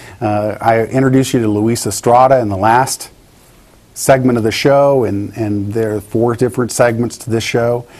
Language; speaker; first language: English; native; English